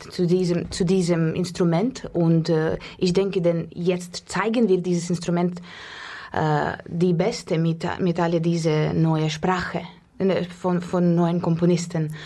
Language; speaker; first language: German; non-native, learner; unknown